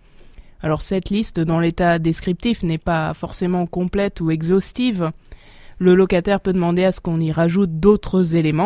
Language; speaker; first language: French; native; French